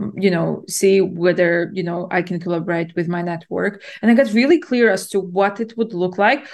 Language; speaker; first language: English; non-native, fluent; Latvian